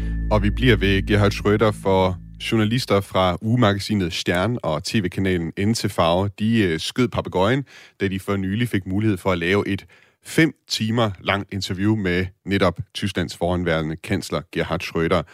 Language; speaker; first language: Danish; native; Danish